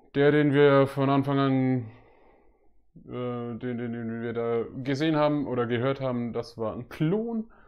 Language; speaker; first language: German; native; German